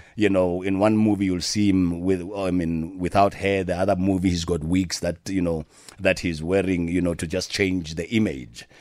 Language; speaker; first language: English; non-native, local second language; Tswana